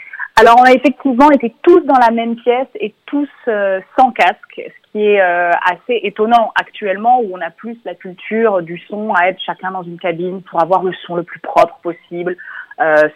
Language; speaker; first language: French; native; French